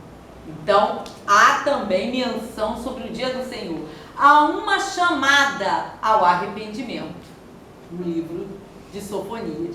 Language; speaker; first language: Portuguese; native; Portuguese